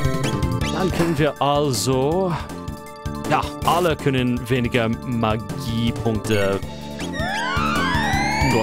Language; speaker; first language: German; non-native, fluent; English